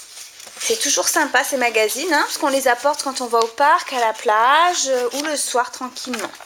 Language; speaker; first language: French; native; French